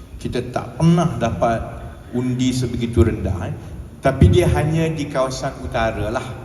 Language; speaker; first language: Malay; native; Malay